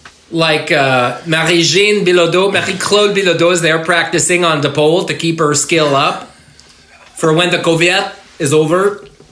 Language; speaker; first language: English; native; English